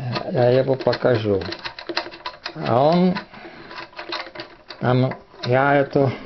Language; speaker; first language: Russian; non-native, fluent; Czech